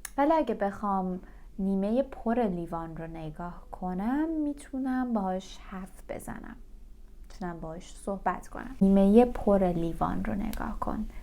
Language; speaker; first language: Persian; native; Persian